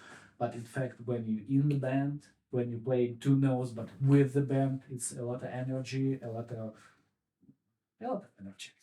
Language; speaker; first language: English; non-native, fluent; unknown